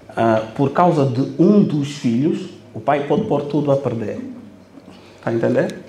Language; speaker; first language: Portuguese; non-native, local second language; Kabuverdianu